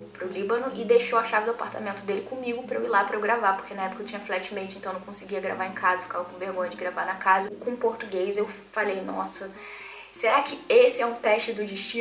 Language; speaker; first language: Portuguese; native; Portuguese